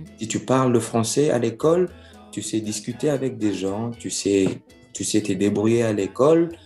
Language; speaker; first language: French; non-native, local second language; Lingala